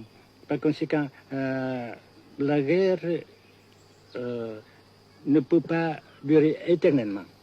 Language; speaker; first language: French; non-native, fluent; Vietnamese